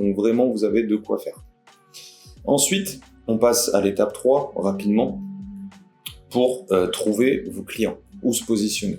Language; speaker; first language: French; native; French